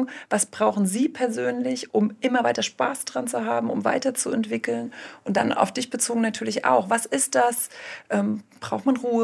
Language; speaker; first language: German; native; German